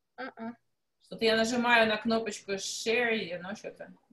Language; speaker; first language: Russian; native; Russian